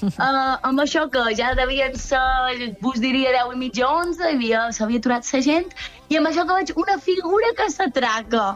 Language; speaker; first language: Catalan; native; Catalan